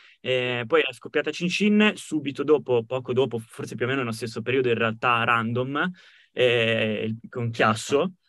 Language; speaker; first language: Italian; native; Italian